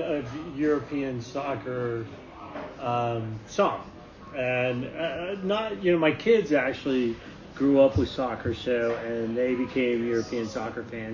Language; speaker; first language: English; native; English